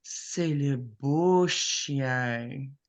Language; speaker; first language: French; non-native, fluent; English